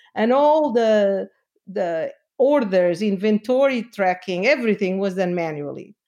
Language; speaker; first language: English; non-native, fluent; Portuguese